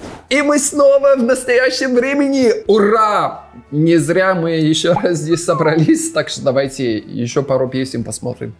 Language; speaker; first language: Russian; native; Russian